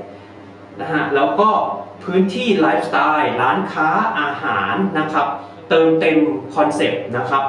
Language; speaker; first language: Thai; native; Thai